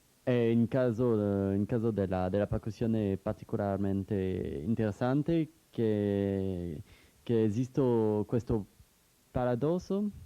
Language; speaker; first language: Italian; non-native, learner; French